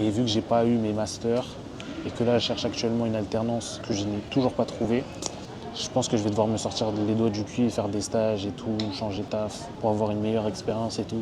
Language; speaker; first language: French; native; French